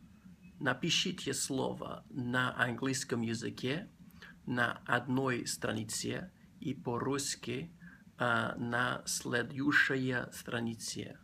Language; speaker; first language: Russian; non-native, learner; English